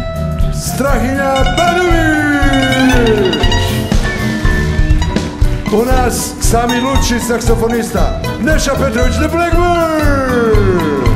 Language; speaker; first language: Russian; non-native, learner; Serbian